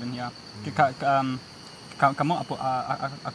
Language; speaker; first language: Indonesian; non-native, learner; English